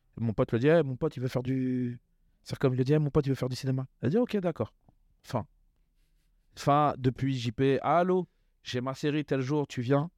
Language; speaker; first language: French; native; French